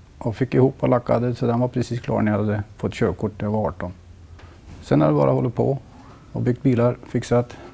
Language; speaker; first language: Swedish; native; Swedish